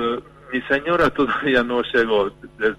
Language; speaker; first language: Spanish; non-native, fluent; Hungarian